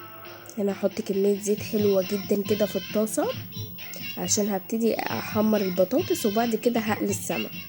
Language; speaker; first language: Arabic; native; Arabic